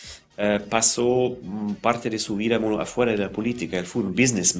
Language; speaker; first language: Spanish; non-native, fluent; German